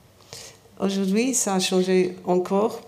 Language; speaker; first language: French; non-native, learner; English